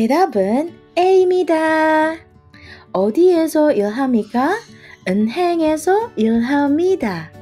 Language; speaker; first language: Korean; non-native, fluent; Indonesian